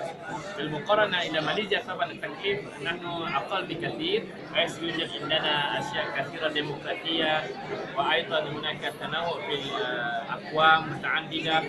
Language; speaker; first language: Arabic; non-native, fluent; Malay